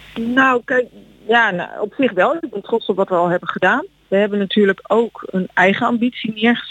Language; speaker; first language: Dutch; native; Dutch